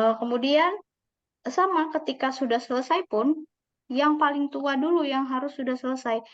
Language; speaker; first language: Indonesian; native; Indonesian